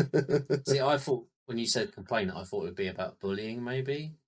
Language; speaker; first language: English; native; English